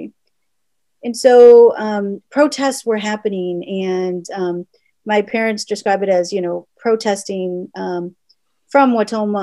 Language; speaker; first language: English; early bilingual, other home language; Spanish